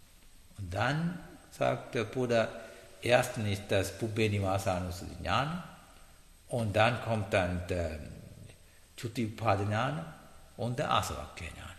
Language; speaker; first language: German; non-native, learner; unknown